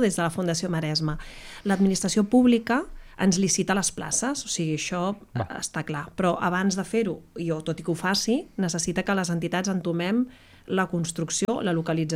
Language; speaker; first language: Catalan; native; Catalan